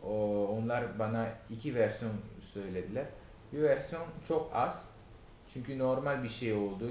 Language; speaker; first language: Turkish; non-native, fluent; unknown